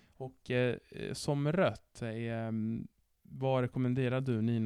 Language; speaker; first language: Swedish; non-native, fluent; Italian